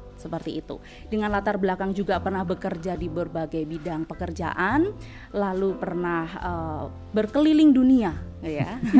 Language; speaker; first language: Indonesian; native; Indonesian